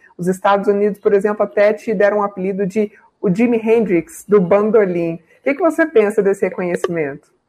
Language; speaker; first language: Portuguese; native; Portuguese